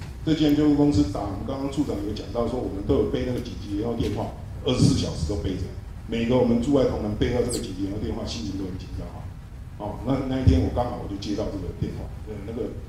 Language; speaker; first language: Chinese; native; Chinese